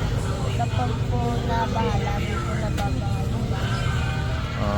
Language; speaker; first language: Filipino; native; Filipino